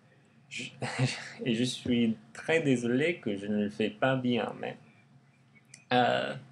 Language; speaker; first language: French; non-native, learner; English